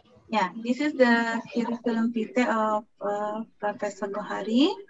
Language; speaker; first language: English; non-native, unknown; Sundanese